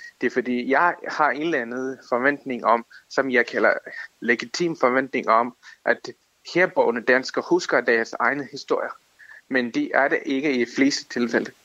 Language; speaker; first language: Danish; non-native, fluent; Tamil